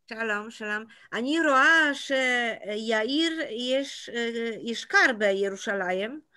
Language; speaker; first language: Hebrew; non-native, learner; Polish